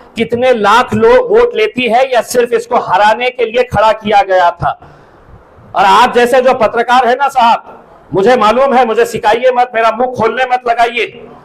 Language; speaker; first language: Hindi; non-native, local second language; Urdu